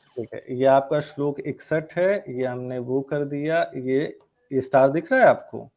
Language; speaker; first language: Hindi; native; Hindi